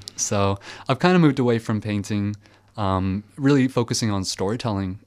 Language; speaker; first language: English; early bilingual, other home language; French